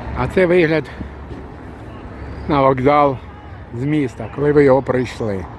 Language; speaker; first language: Ukrainian; non-native, local second language; Russian